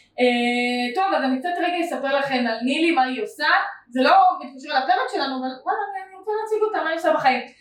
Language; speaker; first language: Hebrew; native; Hebrew